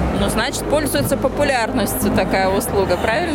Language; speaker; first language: Russian; native; Russian